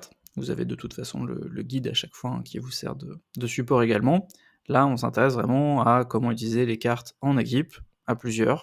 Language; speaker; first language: French; native; French